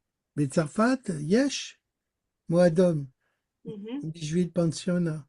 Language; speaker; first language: Hebrew; non-native, learner; French